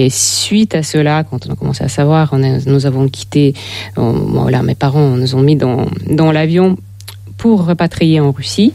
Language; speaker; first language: French; non-native, fluent; Russian